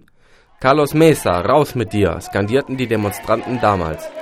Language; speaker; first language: German; native; German